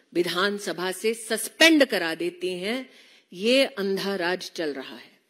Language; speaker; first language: Hindi; native; Hindi